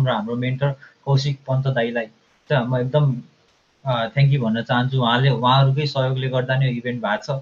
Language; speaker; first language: Nepali; native; Nepali